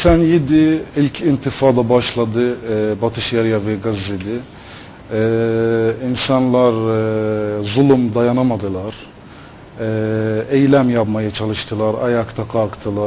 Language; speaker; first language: Turkish; non-native, fluent; Arabic